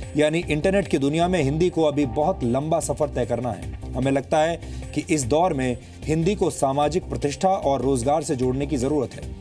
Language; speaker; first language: Hindi; native; Hindi